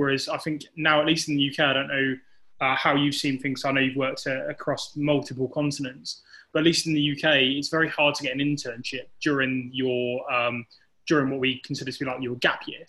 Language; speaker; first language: English; native; English